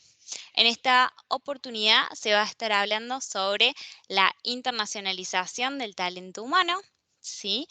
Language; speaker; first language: Spanish; native; Spanish